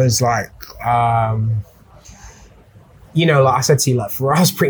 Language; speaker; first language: English; native; English